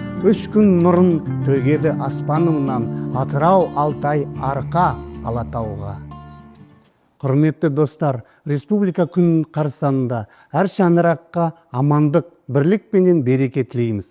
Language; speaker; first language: Kazakh; native; Kazakh